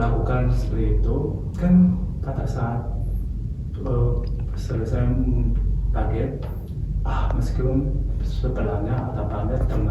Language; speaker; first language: Indonesian; non-native, fluent; Chinese